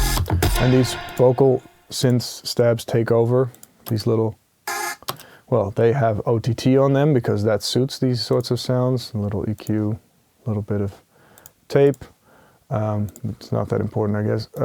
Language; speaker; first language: English; non-native, fluent; Dutch